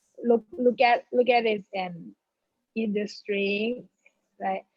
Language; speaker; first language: English; non-native, learner; Thai